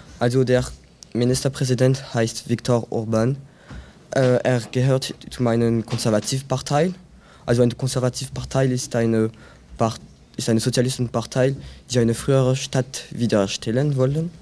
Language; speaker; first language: German; non-native, learner; French